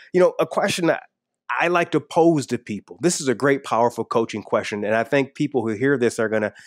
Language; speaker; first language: English; native; English